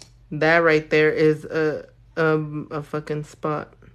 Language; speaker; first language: English; early bilingual, other home language; Spanish